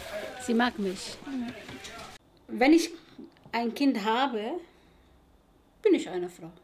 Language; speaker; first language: German; non-native, learner; Arabic